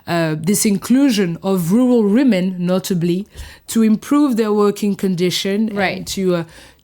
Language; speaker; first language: English; non-native, fluent; French